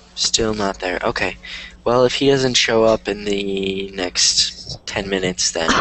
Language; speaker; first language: English; native; English